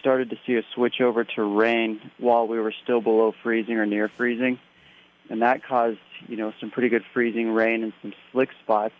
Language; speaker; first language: English; native; English